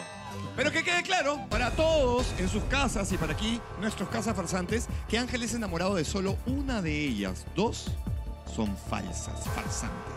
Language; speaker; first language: Spanish; native; Spanish